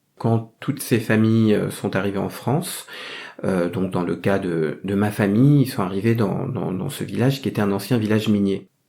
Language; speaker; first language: French; early bilingual, other home language; Vietnamese